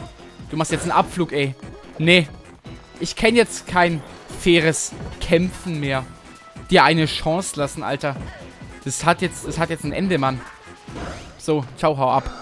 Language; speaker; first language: German; native; German